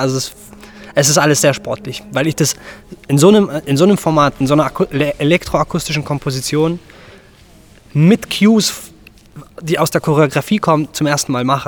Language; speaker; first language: German; native; German